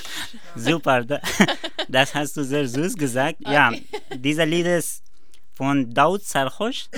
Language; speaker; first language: German; non-native, learner; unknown